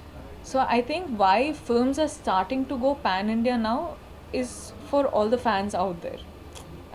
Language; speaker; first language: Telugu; non-native, local second language; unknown